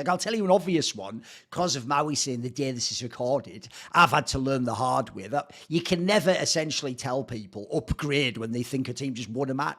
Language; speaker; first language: English; native; English